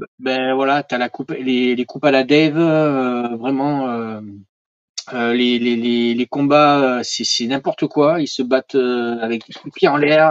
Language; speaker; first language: French; native; French